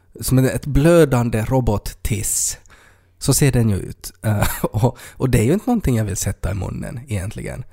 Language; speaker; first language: Swedish; native; Swedish